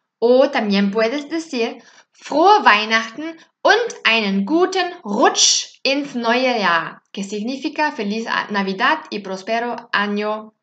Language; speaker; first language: Spanish; non-native, fluent; German